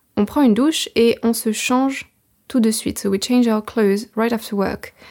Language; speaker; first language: French; native; French